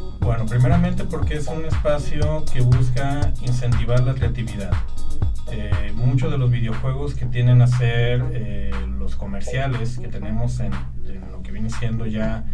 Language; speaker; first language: Spanish; native; Spanish